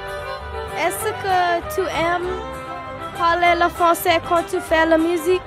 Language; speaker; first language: French; non-native, learner; English